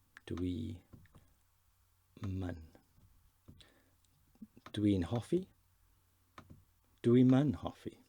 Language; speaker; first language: Welsh; non-native, learner; English